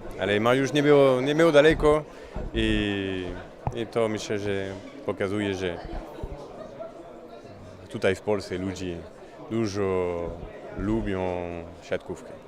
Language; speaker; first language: Polish; non-native, learner; French